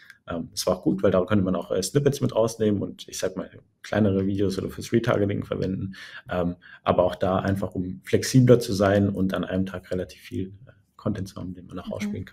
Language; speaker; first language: German; native; German